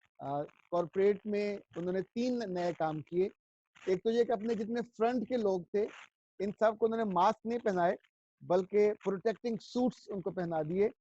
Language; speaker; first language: Urdu; non-native, local second language; Punjabi